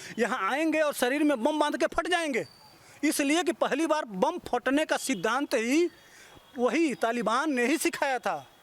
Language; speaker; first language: Hindi; native; Hindi